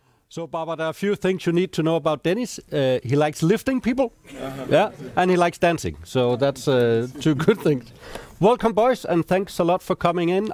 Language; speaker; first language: English; non-native, fluent; Danish